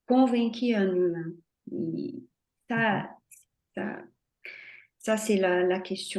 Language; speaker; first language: French; non-native, fluent; Portuguese